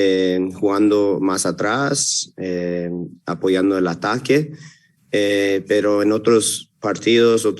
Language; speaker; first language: Spanish; early bilingual, heritage; Spanish